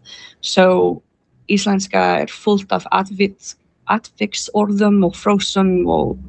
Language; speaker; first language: Icelandic; non-native, learner; English